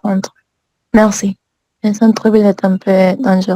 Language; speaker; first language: French; non-native, learner; English